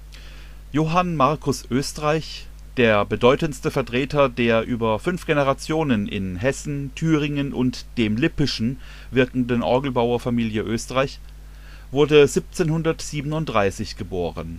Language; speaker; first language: German; native; German